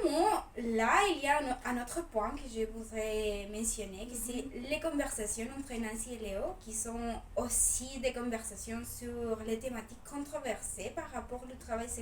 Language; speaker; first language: French; non-native, fluent; Spanish